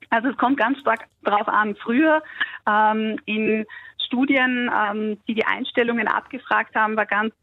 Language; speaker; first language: German; native; German